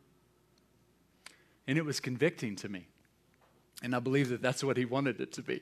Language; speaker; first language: English; native; English